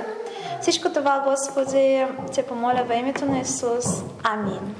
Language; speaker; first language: Bulgarian; non-native, fluent; Russian